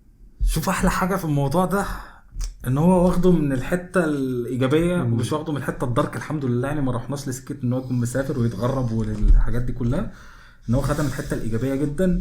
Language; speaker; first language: Arabic; native; Arabic